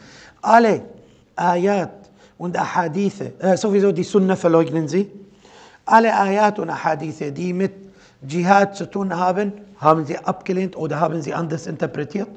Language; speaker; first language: German; non-native, fluent; Arabic